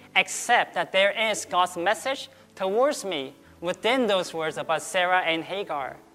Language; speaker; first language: English; early bilingual, other home language; Korean